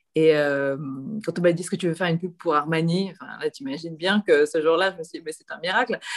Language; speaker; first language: French; early bilingual, other home language; Korean